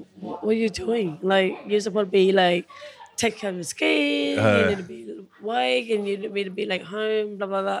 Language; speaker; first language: English; non-native, fluent; Khmer